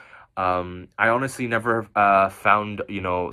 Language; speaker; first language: English; non-native, local second language; Bangla